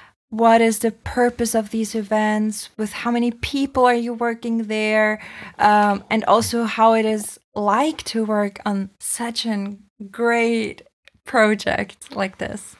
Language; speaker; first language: English; non-native, fluent; German